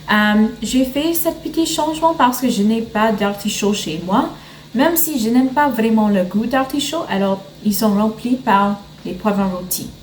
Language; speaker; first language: French; non-native, learner; English